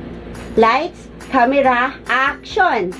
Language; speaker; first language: English; non-native, local second language; Filipino